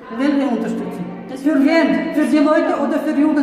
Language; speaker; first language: German; non-native, learner; Chechen